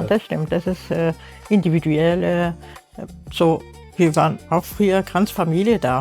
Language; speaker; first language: German; non-native, learner; Arabic